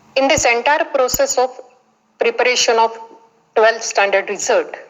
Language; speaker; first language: English; non-native, local second language; Marathi